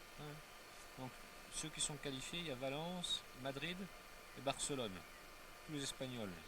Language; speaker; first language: French; native; French